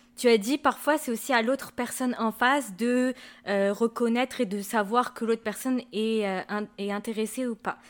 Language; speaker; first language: French; native; French